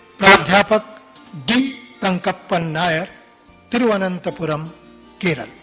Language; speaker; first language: Hindi; native; Hindi